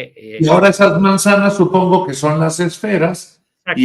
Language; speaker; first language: Spanish; native; Spanish